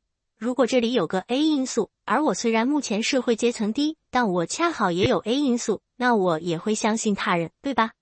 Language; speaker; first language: Chinese; native; Chinese